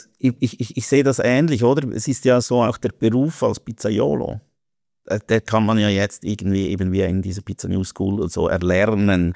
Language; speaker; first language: German; native; German